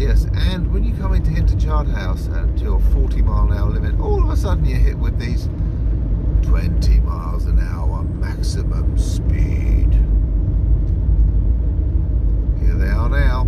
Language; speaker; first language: English; native; English